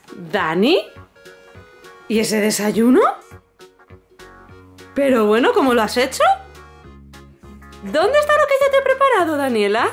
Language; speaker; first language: Spanish; native; Spanish